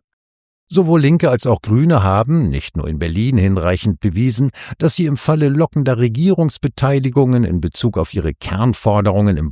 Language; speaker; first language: German; native; German